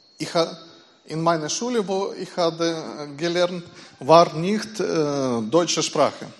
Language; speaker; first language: German; non-native, learner; Ukrainian